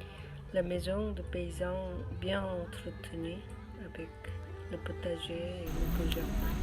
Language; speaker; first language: French; non-native, learner; Korean